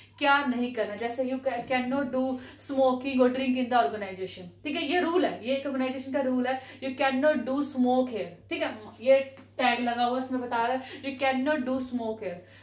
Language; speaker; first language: Hindi; native; Hindi